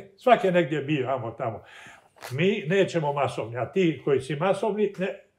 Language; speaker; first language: Croatian; native; Croatian